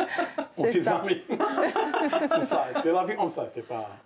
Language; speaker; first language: French; non-native, learner; Arabic